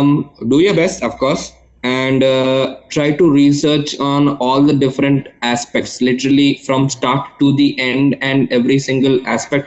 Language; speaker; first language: English; non-native, local second language; Telugu